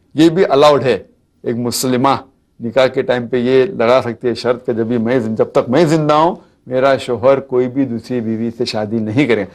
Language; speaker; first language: Urdu; non-native, local second language; Konkani